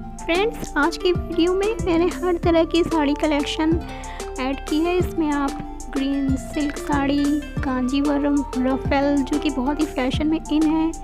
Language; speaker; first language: Hindi; native; Hindi